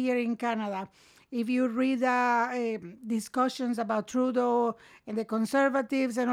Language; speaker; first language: English; non-native, fluent; Spanish